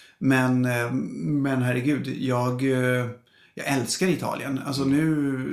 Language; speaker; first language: Swedish; early bilingual, other home language; Italian